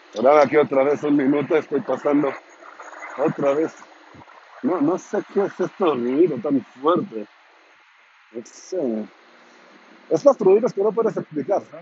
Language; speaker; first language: Spanish; non-native, learner; Hebrew